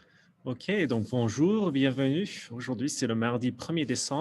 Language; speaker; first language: French; non-native, fluent; English